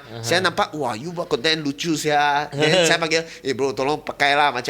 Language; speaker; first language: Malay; non-native, local second language; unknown